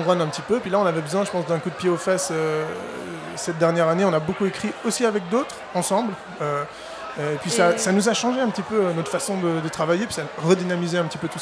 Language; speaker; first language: French; native; French